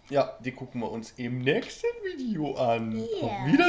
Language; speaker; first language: German; native; German